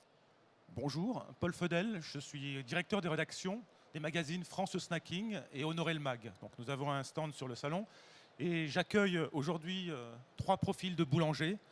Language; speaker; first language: French; native; French